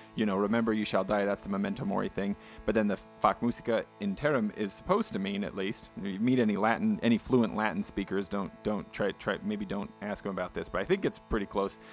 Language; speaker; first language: English; native; English